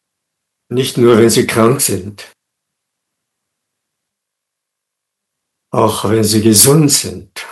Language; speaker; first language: German; non-native, fluent; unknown